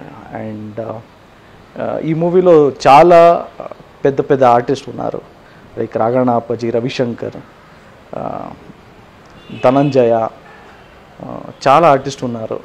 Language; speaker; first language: Telugu; non-native, learner; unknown